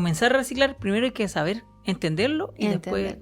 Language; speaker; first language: Spanish; native; Spanish